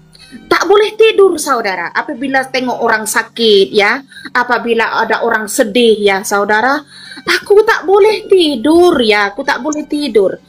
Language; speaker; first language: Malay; non-native, local second language; Madurese